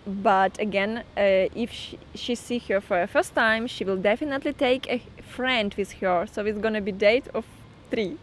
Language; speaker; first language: English; non-native, fluent; Russian